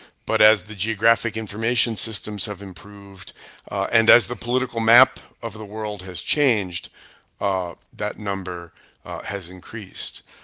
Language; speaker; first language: English; native; English